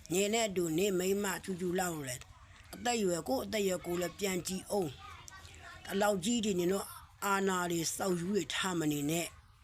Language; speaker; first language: Burmese; native; Burmese